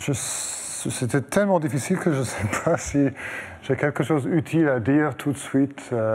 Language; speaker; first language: French; non-native, fluent; English